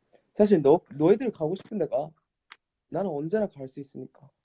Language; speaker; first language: Korean; non-native, fluent; Japanese